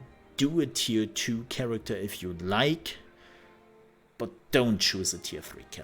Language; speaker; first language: English; non-native, fluent; German